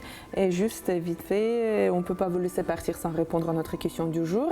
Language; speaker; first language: French; non-native, fluent; Uzbek